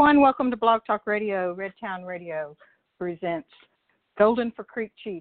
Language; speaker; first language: English; native; English